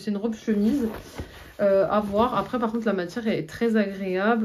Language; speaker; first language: French; native; French